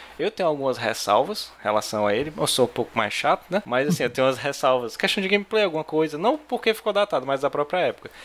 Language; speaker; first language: Portuguese; native; Portuguese